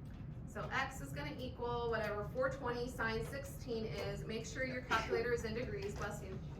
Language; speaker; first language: English; native; English